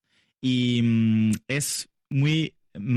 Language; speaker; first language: Spanish; non-native, learner; French